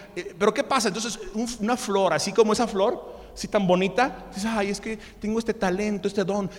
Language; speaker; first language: Spanish; early bilingual, other home language; English